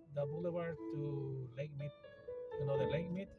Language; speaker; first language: English; non-native, learner; Spanish